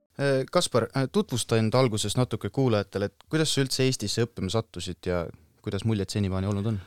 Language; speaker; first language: Estonian; native; Estonian